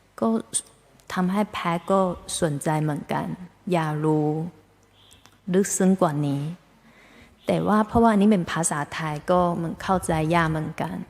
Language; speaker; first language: Thai; non-native, fluent; Chinese